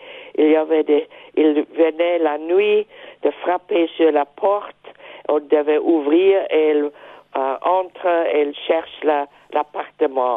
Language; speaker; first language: French; non-native, fluent; German